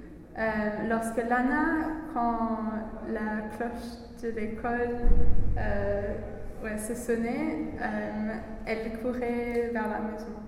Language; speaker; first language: French; non-native, learner; English